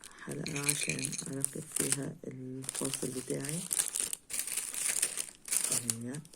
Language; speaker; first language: Arabic; native; Arabic